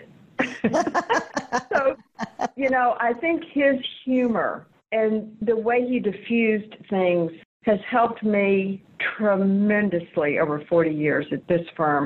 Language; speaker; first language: English; native; English